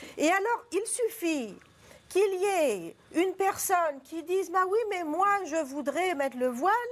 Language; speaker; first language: French; non-native, local second language; Arabic